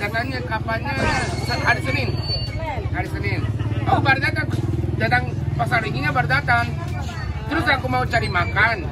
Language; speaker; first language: Indonesian; non-native, learner; Japanese